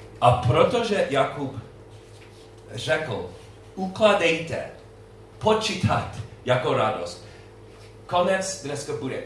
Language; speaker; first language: Czech; non-native, learner; English